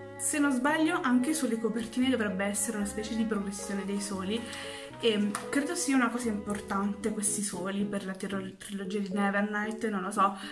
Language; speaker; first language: Italian; native; Italian